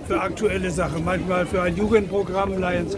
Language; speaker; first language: German; native; German